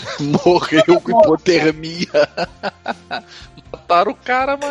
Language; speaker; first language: Portuguese; native; Portuguese